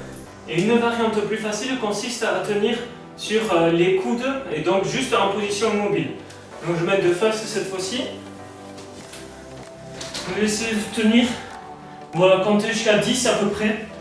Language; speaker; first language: French; native; French